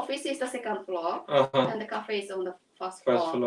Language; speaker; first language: English; non-native, learner; Japanese